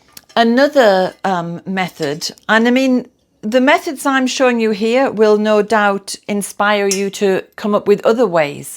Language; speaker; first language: English; native; English